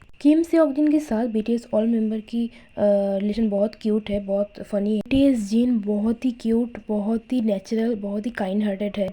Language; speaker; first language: Hindi; non-native, local second language; Bangla